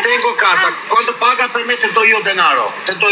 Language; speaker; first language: Spanish; non-native, learner; Albanian